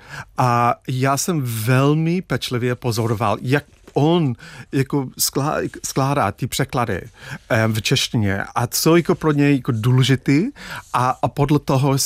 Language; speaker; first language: Czech; non-native, fluent; English